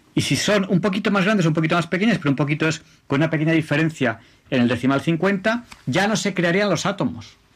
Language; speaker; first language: Spanish; native; Spanish